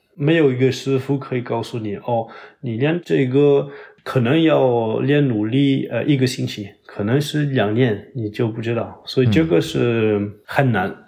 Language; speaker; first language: Chinese; non-native, fluent; French